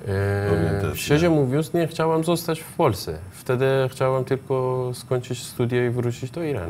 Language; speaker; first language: Polish; non-native, learner; Persian